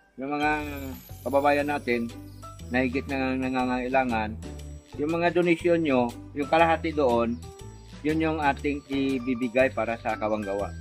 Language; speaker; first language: Filipino; non-native, local second language; Cebuano